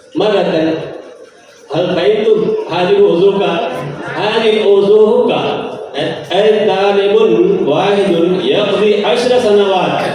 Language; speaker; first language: Arabic; non-native, fluent; Urdu